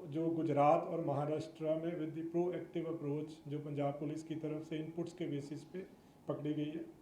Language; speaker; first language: Hindi; non-native, local second language; Punjabi